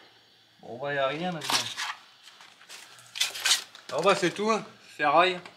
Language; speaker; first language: French; native; French